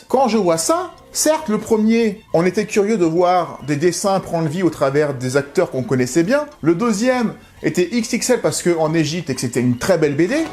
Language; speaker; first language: French; native; French